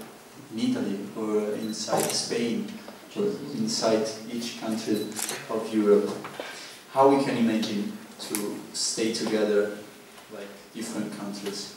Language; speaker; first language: English; non-native, learner; Italian